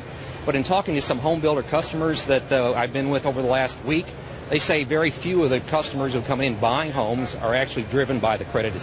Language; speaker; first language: English; native; English